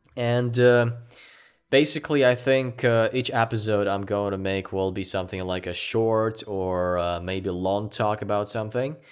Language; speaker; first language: English; non-native, fluent; Ukrainian